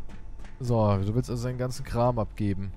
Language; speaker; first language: German; native; German